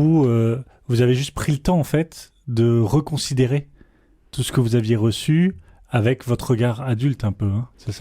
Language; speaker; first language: French; native; French